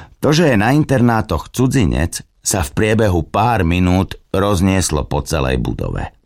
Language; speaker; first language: Slovak; native; Slovak